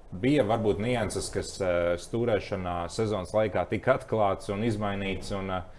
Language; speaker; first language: Latvian; native; Latvian